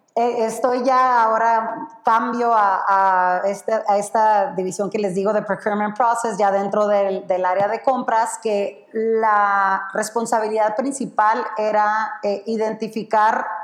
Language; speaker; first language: Spanish; native; Spanish